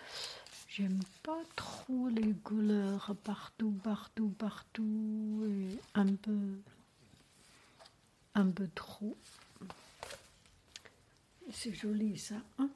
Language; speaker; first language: French; non-native, learner; Chinese